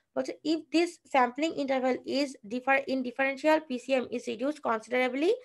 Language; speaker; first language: English; non-native, local second language; Bangla